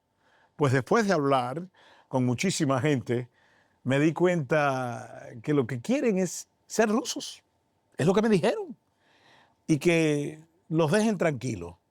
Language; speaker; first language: Spanish; native; Spanish